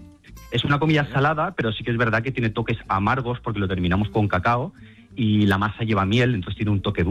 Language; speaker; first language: Spanish; native; Spanish